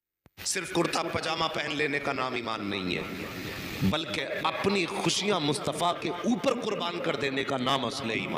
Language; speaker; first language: Urdu; native; Urdu